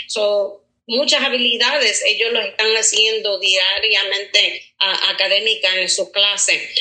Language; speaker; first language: Spanish; early bilingual, heritage; Spanish